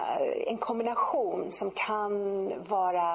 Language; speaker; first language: Swedish; non-native, fluent; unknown